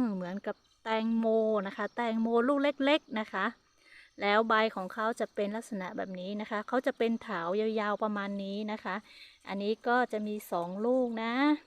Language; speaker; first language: Thai; non-native, local second language; Hmong